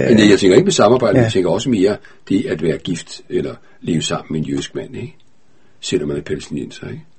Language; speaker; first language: Danish; native; Danish